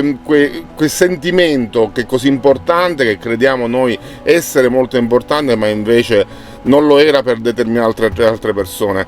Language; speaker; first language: Italian; native; Italian